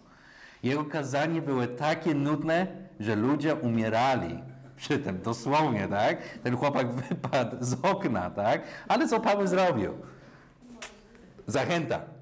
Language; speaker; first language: Polish; non-native, fluent; English